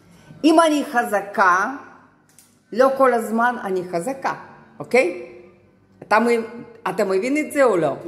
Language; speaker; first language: Hebrew; non-native, fluent; Russian